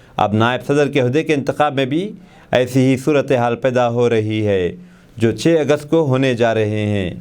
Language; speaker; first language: Urdu; native; Urdu